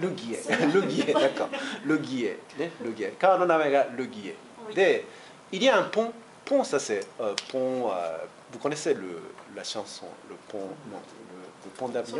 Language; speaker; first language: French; non-native, fluent; Japanese